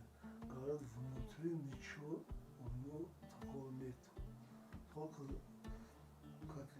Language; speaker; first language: Russian; non-native, local second language; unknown